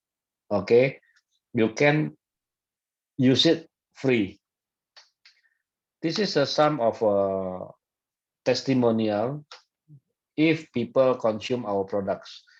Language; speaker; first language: English; non-native, fluent; Indonesian